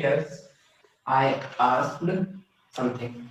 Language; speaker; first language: English; non-native, learner; Hindi